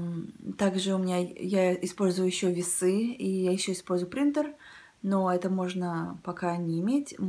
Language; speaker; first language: Russian; early bilingual, heritage; Russian